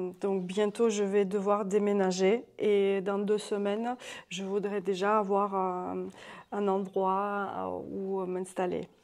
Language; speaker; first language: French; non-native, fluent; Russian